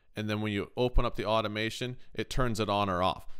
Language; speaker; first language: English; native; English